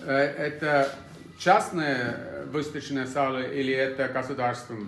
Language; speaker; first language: Russian; non-native, fluent; German